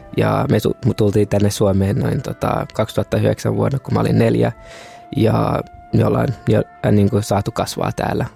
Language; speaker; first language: Finnish; early bilingual, other home language; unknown